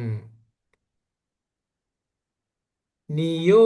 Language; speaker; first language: Chinese; non-native, learner; Indonesian